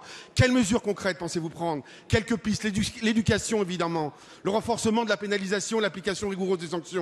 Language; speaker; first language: French; native; French